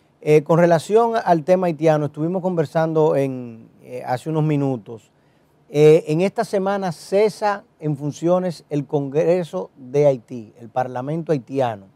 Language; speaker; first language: Spanish; native; Spanish